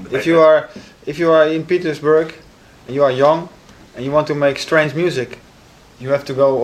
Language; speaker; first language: English; non-native, fluent; Dutch